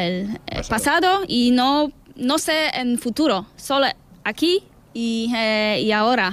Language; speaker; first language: Spanish; non-native, learner; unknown